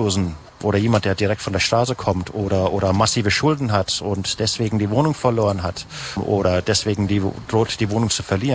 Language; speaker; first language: German; native; German